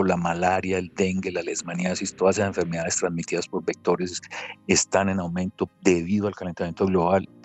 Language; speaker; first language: Spanish; native; Spanish